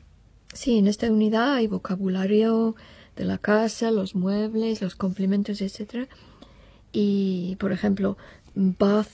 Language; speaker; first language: Spanish; non-native, fluent; English